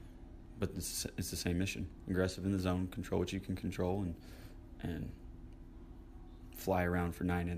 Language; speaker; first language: English; native; English